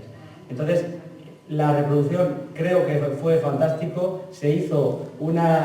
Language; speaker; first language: Spanish; native; Spanish